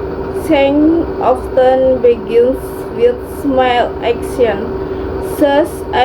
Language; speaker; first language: English; non-native, learner; Indonesian